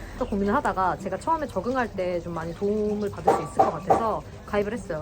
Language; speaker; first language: Korean; native; Korean